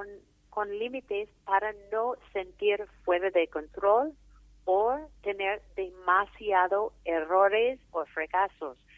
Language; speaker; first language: Spanish; non-native, fluent; English